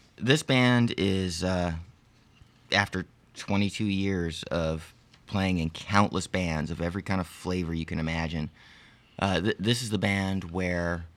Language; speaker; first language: English; native; English